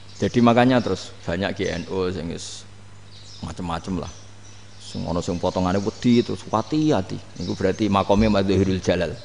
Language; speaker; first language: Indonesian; non-native, local second language; Javanese